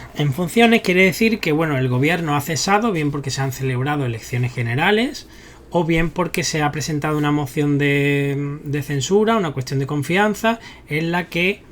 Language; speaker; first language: Spanish; native; Spanish